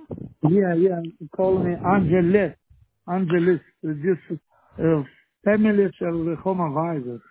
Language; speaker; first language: English; non-native, learner; Romanian